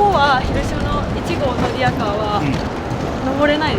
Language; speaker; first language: Japanese; native; Japanese